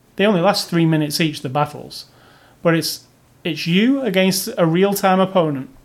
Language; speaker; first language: English; native; English